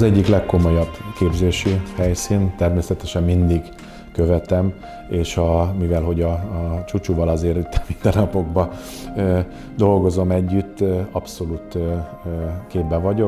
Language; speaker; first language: Hungarian; native; Hungarian